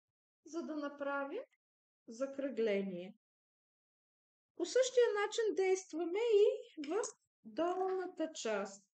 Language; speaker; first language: Bulgarian; native; Bulgarian